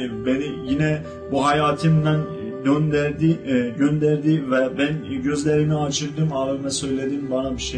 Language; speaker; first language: Turkish; non-native, local second language; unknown